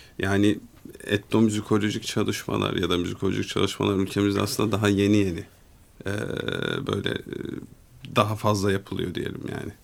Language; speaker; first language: Turkish; native; Turkish